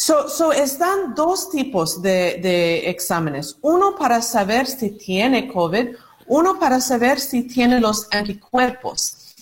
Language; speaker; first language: Spanish; non-native, learner; English